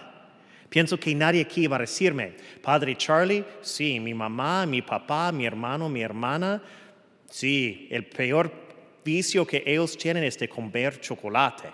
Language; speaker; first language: Spanish; early bilingual, heritage; English